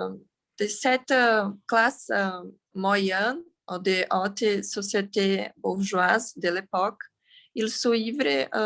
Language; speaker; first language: French; non-native, learner; Portuguese